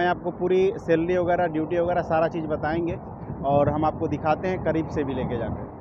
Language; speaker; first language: Hindi; native; Hindi